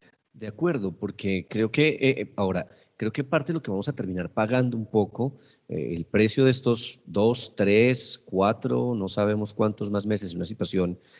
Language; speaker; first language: Spanish; native; Spanish